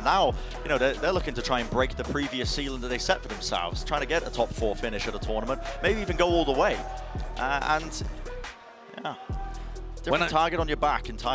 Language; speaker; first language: English; native; English